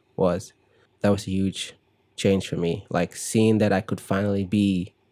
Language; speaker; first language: English; early bilingual, other home language; Igbo